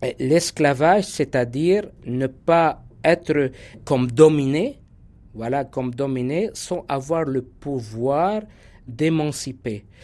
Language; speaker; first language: French; non-native, local second language; Arabic